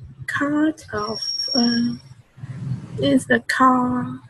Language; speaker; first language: English; non-native, learner; Vietnamese